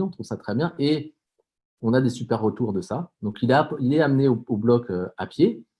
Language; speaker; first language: French; native; French